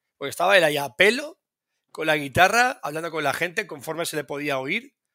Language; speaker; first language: Spanish; native; Spanish